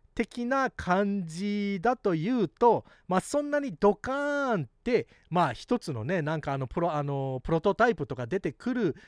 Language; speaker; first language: Japanese; early bilingual, heritage; Japanese